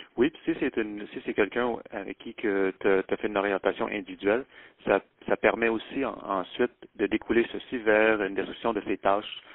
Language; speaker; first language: French; native; French